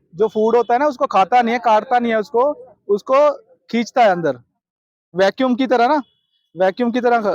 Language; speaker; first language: Hindi; non-native, local second language; Punjabi